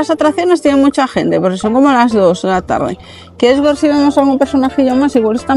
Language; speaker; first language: Spanish; native; Spanish